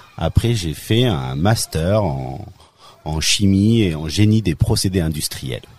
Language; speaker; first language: French; native; French